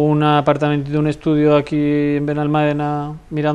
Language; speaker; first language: Spanish; native; Spanish